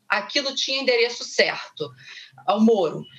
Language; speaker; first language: Portuguese; native; Portuguese